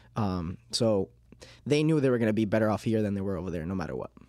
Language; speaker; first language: English; early bilingual, other home language; Spanish